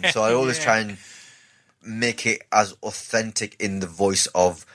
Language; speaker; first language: English; native; English